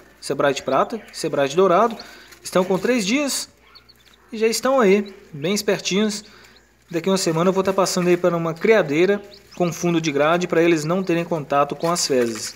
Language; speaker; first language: Portuguese; native; Portuguese